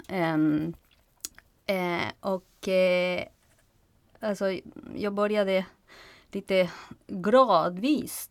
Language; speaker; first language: Swedish; non-native, fluent; Spanish